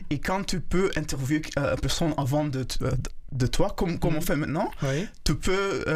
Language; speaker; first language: French; non-native, local second language; Kinyarwanda